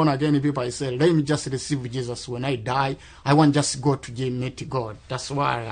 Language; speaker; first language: English; non-native, local second language; Kinyarwanda